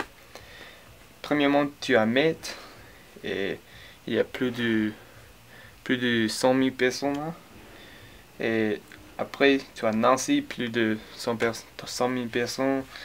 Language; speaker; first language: French; non-native, learner; English